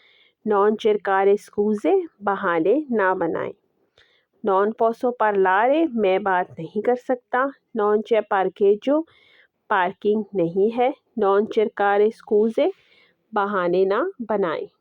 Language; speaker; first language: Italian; non-native, learner; Urdu